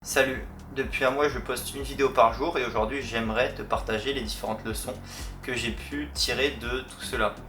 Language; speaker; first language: French; native; French